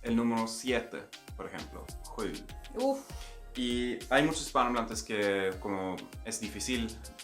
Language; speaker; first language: Spanish; non-native, fluent; Swedish